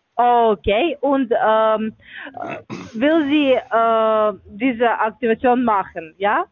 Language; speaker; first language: German; non-native, learner; Russian